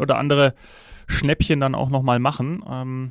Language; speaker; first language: German; native; German